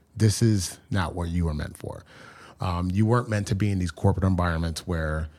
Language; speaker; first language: English; native; English